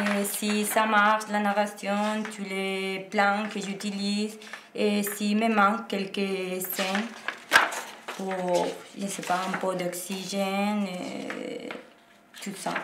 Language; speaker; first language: French; non-native, learner; Korean